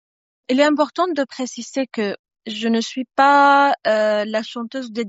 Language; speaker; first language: French; non-native, fluent; Arabic